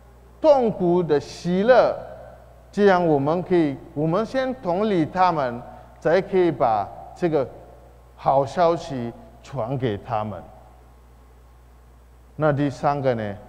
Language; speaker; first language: Chinese; non-native, fluent; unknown